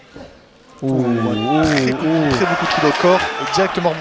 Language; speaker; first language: French; native; French